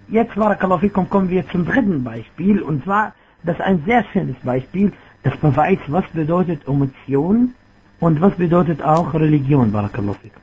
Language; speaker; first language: German; non-native, fluent; Arabic